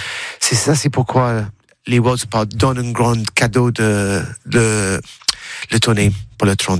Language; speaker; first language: French; non-native, learner; English